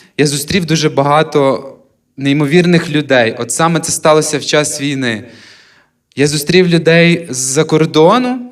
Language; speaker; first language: Ukrainian; native; Ukrainian